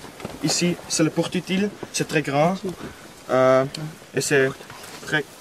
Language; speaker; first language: French; non-native, local second language; Dutch